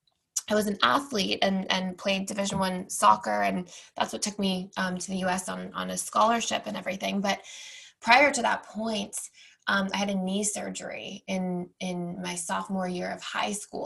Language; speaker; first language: English; native; English